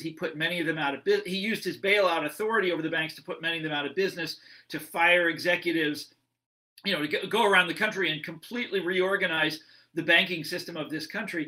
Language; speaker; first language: English; native; English